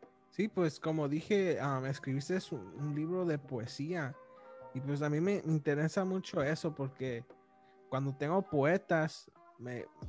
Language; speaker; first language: Spanish; native; Spanish